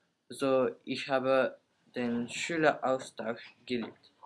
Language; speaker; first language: German; non-native, learner; Danish